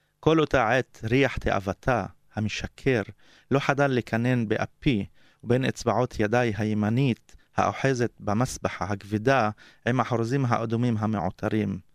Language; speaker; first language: Hebrew; non-native, local second language; Arabic